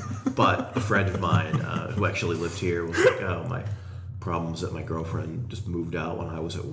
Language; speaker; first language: English; native; English